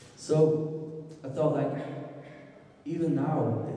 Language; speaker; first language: English; non-native, fluent; Dutch